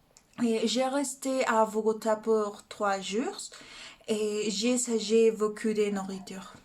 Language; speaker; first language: French; non-native, learner; Spanish